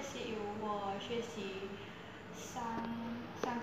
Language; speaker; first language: Chinese; non-native, learner; Thai